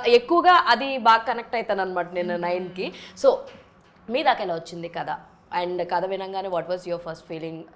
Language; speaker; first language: Telugu; native; Telugu